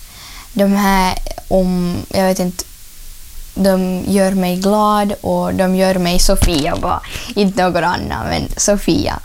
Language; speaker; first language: Swedish; non-native, learner; Ukrainian